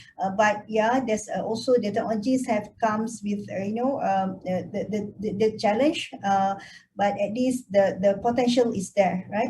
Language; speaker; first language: English; non-native, local second language; Malay